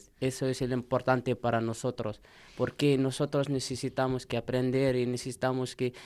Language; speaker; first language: Spanish; non-native, learner; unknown